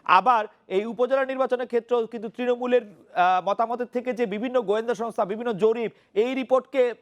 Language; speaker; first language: Bangla; native; Bangla